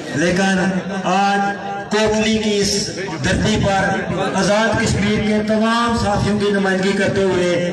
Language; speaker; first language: Urdu; non-native, local second language; Pahari-Potwari